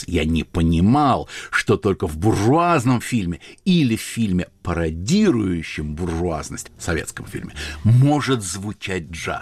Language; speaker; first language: Russian; native; Russian